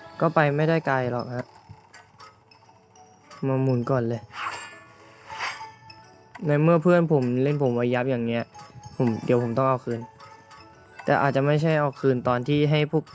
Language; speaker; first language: Thai; native; Thai